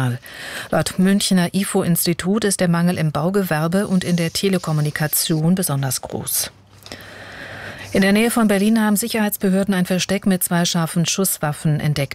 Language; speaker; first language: German; native; German